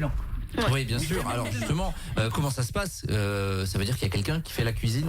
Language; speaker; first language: French; native; French